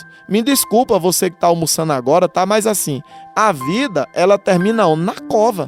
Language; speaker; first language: Portuguese; native; Portuguese